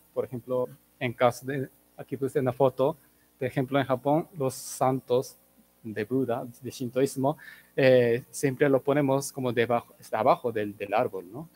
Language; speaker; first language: Spanish; non-native, fluent; Japanese